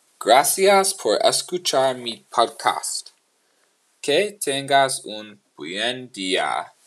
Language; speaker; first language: Spanish; non-native, learner; English